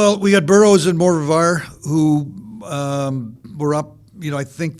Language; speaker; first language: English; native; English